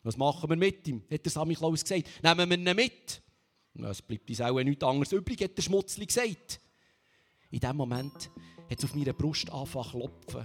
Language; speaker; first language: German; native; German